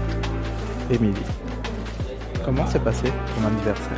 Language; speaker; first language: French; native; French